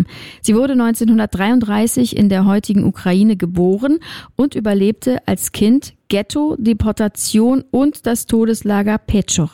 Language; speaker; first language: German; native; German